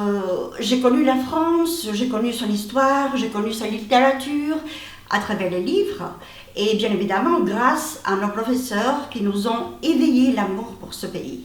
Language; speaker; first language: French; non-native, fluent; Albanian